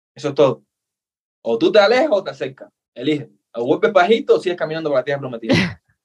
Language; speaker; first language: Spanish; native; Spanish